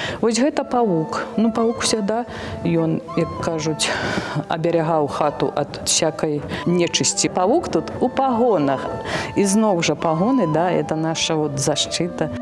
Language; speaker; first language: Belarusian; native; Belarusian